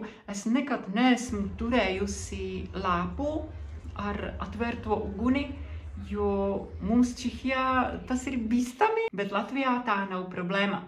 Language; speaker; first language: Latvian; non-native, fluent; Czech